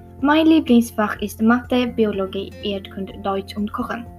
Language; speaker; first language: German; non-native, learner; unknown